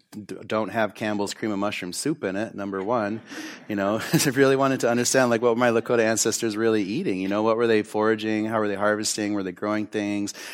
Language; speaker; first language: English; native; English